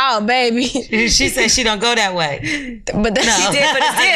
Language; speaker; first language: English; native; English